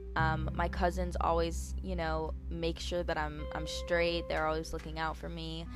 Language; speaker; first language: English; native; English